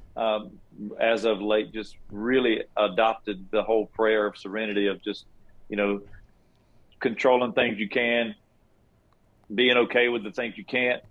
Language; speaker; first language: English; native; English